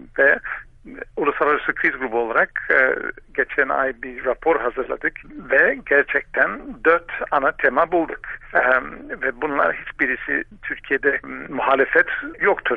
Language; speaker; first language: Turkish; non-native, fluent; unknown